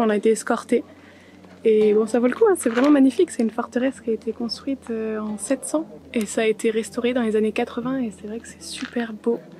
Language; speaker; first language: French; native; French